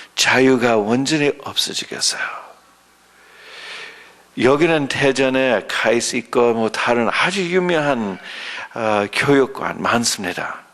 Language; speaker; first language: Korean; early bilingual, other home language; English